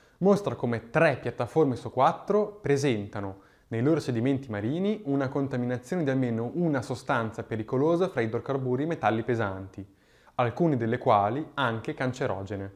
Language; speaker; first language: Italian; native; Italian